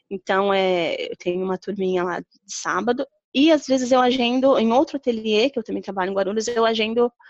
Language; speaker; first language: Portuguese; native; Portuguese